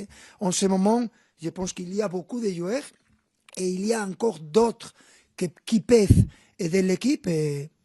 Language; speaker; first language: French; non-native, fluent; Spanish